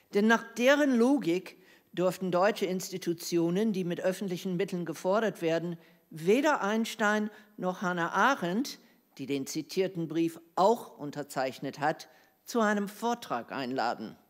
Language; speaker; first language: German; non-native, fluent; English